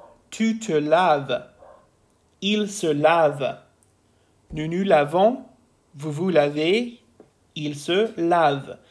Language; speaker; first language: French; non-native, fluent; English